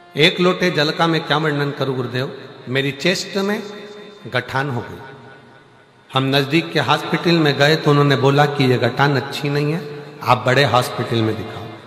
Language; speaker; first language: Hindi; native; Hindi